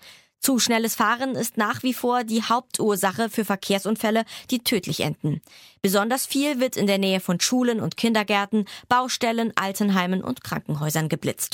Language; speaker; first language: German; native; German